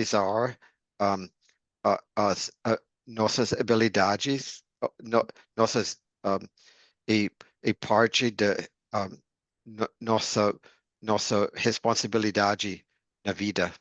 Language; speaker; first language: Portuguese; non-native, learner; English